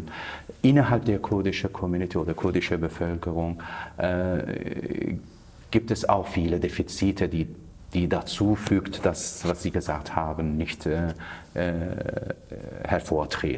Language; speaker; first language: German; non-native, fluent; Kurdish